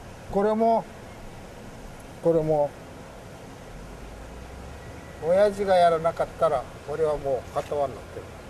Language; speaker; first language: Japanese; native; Japanese